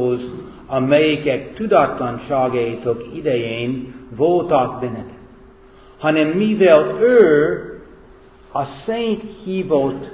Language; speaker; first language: Hungarian; non-native, fluent; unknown